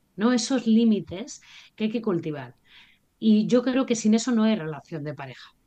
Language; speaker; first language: Spanish; native; Spanish